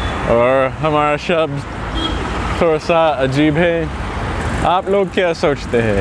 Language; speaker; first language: Hindi; non-native, learner; English